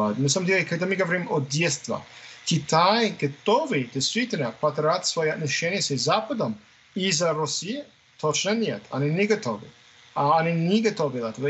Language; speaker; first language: Russian; non-native, fluent; English